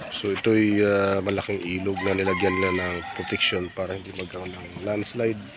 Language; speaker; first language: Filipino; non-native, local second language; Waray